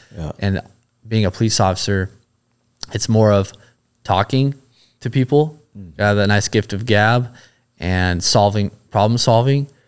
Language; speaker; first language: English; native; English